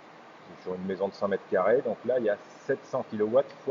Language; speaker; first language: French; native; French